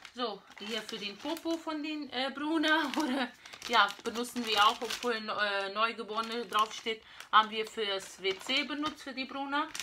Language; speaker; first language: German; non-native, learner; Portuguese